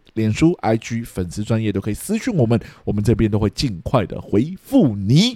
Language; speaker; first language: Chinese; early bilingual, heritage; Chinese